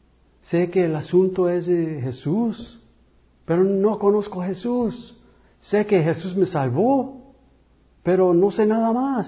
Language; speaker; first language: Spanish; early bilingual, heritage; English